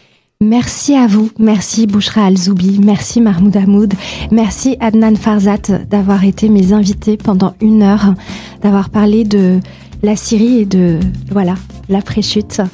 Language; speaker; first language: French; native; French